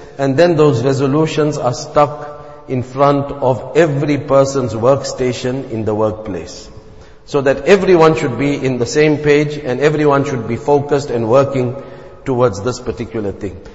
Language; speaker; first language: English; native; English